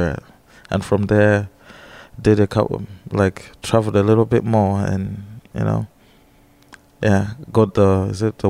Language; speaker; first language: English; non-native, local second language; Nyanja